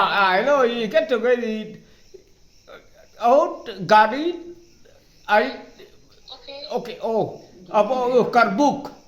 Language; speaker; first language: English; non-native, learner; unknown